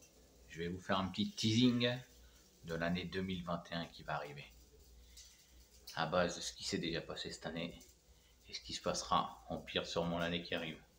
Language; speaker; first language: French; native; French